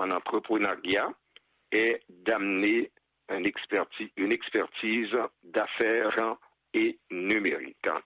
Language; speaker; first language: French; non-native, local second language; Haitian Creole